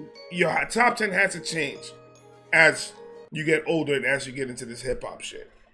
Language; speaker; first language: English; early bilingual, other home language; Spanish